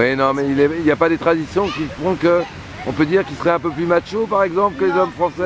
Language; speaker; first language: French; native; French